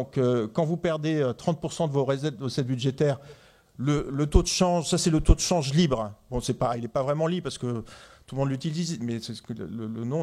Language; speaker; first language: French; native; French